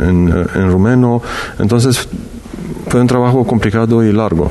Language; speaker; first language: Spanish; non-native, learner; Romanian